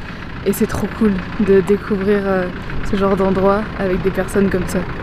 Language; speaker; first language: French; native; French